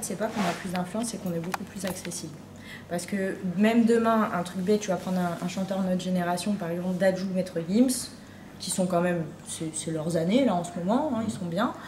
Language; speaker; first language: French; native; French